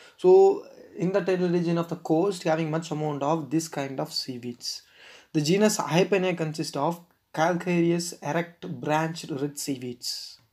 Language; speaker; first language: English; non-native, local second language; Tamil